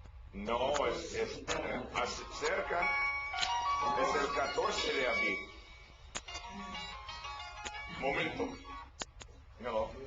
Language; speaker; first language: Spanish; non-native, learner; English